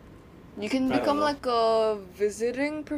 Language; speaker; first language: English; non-native, fluent; Indonesian